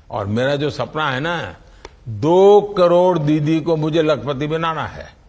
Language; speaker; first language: Hindi; non-native, local second language; Gujarati